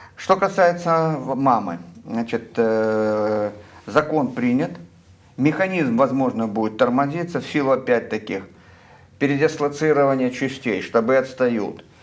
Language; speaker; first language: Russian; native; Russian